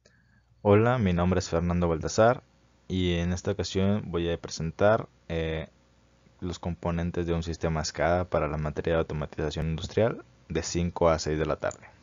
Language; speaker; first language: Spanish; native; Spanish